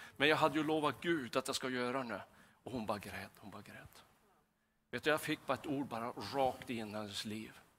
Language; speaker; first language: Swedish; native; Swedish